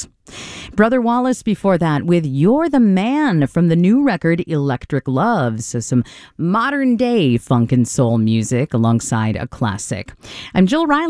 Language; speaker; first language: English; native; English